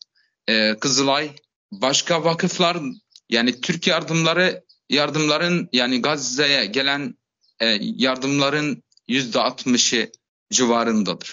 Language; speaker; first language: Turkish; non-native, fluent; Arabic